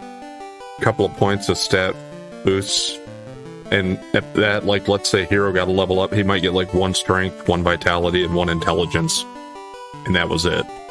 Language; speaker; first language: English; native; English